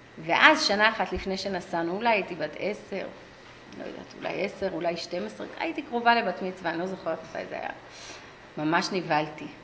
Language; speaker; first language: Hebrew; early bilingual, other home language; English